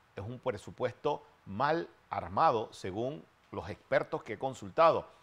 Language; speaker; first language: Spanish; native; Spanish